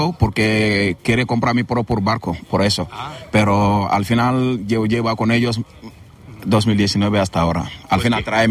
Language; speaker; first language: Spanish; non-native, learner; Wolof